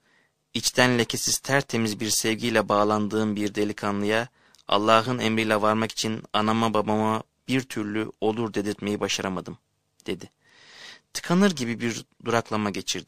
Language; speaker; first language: Turkish; native; Turkish